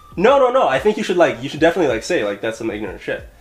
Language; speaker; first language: English; native; English